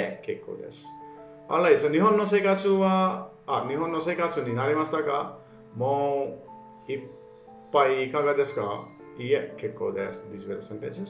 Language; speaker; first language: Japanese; non-native, fluent; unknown